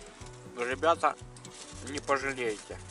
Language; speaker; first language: Russian; native; Russian